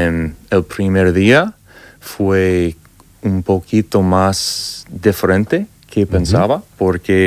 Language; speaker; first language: Spanish; non-native, learner; English